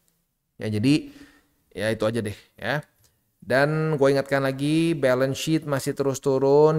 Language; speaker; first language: Indonesian; native; Indonesian